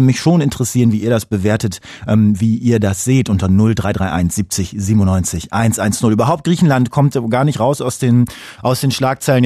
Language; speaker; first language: German; native; German